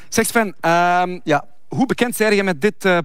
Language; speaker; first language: Dutch; native; Dutch